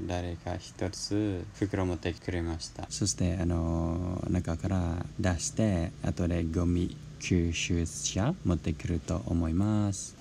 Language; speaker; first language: Japanese; non-native, learner; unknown